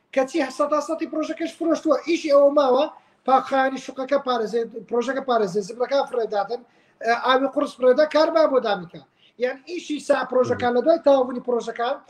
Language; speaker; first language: Central Kurdish; native; Central Kurdish